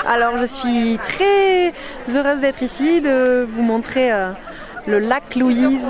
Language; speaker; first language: French; native; French